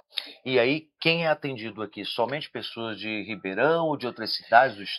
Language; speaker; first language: Portuguese; native; Portuguese